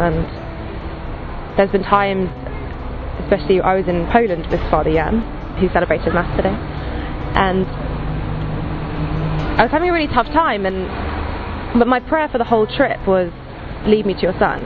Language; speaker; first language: English; native; English